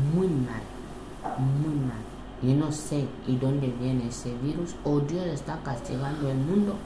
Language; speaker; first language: Spanish; non-native, local second language; Fang